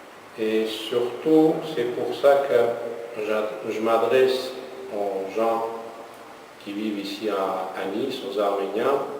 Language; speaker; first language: French; non-native, fluent; Armenian